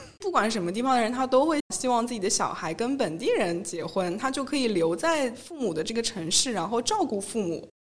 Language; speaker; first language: Chinese; native; Chinese